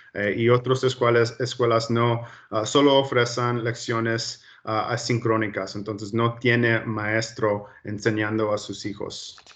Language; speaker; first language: Spanish; early bilingual, heritage; Spanish